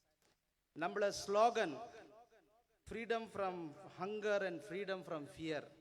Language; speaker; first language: Malayalam; non-native, learner; Urdu